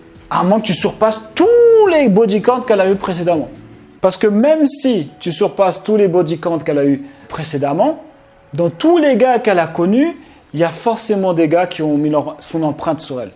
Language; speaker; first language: French; native; French